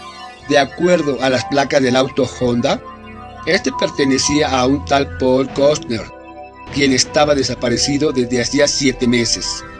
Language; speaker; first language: Spanish; native; Spanish